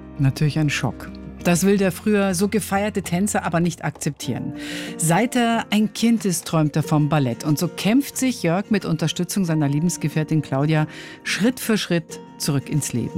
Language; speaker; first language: German; native; German